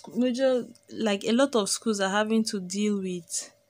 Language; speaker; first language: English; non-native, local second language; Igbo